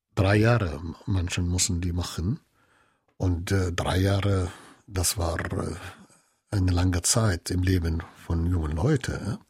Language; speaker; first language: German; non-native, fluent; Arabic